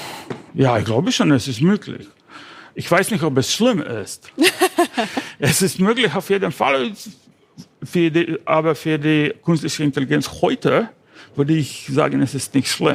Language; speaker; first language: German; non-native, learner; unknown